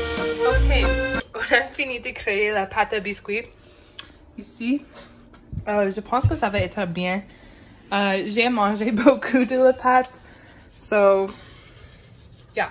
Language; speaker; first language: French; non-native, local second language; English